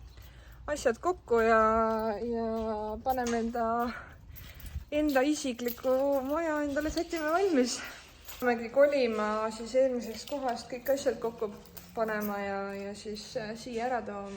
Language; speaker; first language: Estonian; native; Estonian